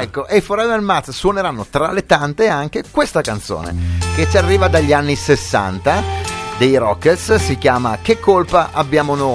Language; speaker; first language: Italian; native; Italian